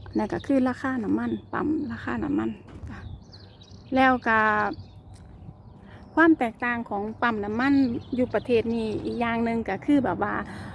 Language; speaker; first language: Thai; native; Thai